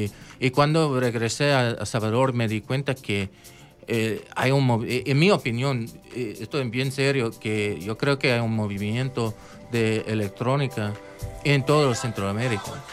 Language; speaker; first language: Spanish; non-native, local second language; English